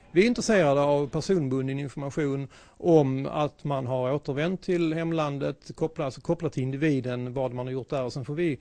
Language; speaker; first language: Swedish; native; Swedish